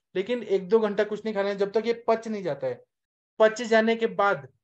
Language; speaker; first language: Hindi; native; Hindi